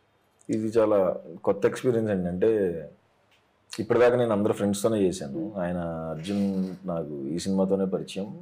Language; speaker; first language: Telugu; native; Telugu